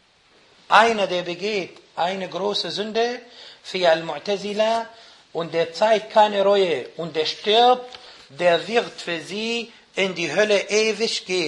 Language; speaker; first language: German; non-native, fluent; Arabic